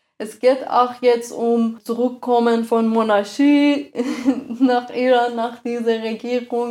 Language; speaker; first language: German; non-native, fluent; Persian